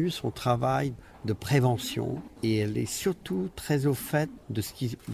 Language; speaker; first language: French; non-native, fluent; Spanish